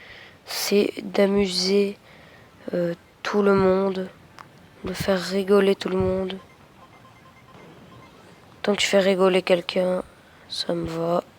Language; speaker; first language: French; native; French